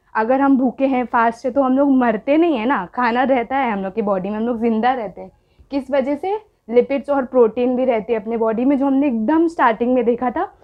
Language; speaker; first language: Hindi; non-native, local second language; Marathi